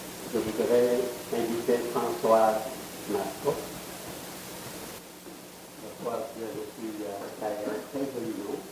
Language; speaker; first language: French; non-native, fluent; Vietnamese